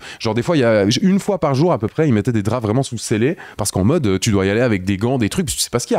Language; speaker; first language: French; native; French